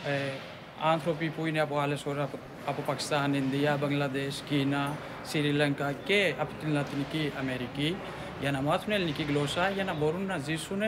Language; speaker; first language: Greek; non-native, fluent; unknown